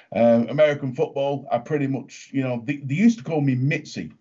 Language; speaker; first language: English; native; English